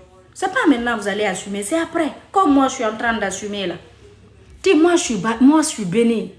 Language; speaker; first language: French; non-native, local second language; Mandingo